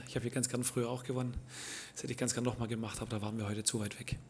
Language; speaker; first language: German; native; German